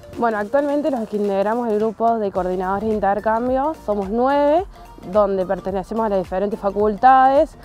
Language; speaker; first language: Spanish; native; Spanish